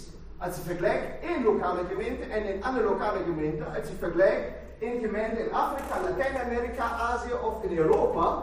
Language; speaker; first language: Dutch; non-native, fluent; German